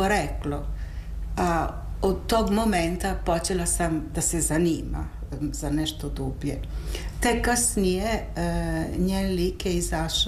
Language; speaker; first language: Serbian; non-native, fluent; Italian